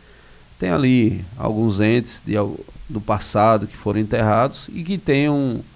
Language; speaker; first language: Portuguese; native; Portuguese